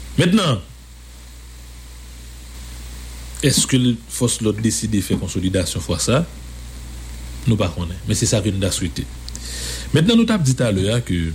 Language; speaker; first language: French; non-native, local second language; Haitian Creole